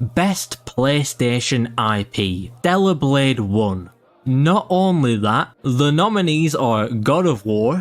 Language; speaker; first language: English; native; English